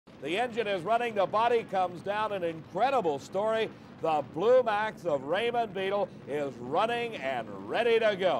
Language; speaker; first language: English; native; English